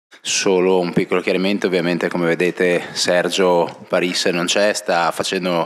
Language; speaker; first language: Italian; native; Italian